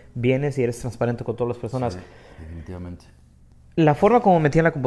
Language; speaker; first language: Spanish; native; Spanish